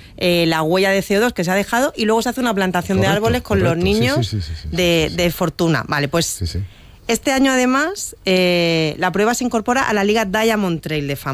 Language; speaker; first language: Spanish; native; Spanish